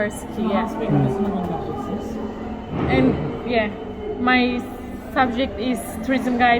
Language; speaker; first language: English; non-native, learner; Turkish